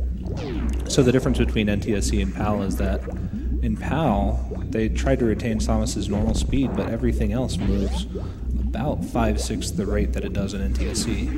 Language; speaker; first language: English; native; English